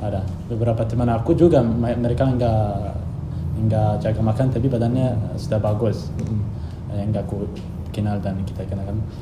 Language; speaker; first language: Indonesian; non-native, fluent; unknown